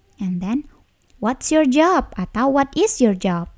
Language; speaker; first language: English; non-native, learner; Indonesian